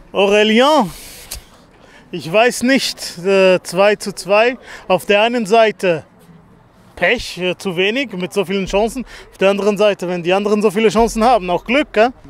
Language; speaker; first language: German; native; German